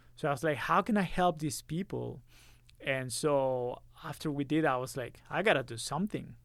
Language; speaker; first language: English; early bilingual, other home language; Spanish